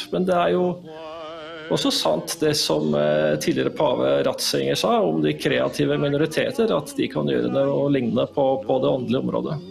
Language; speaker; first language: Norwegian; native; Norwegian